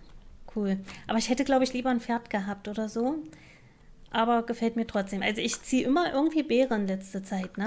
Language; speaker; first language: German; native; German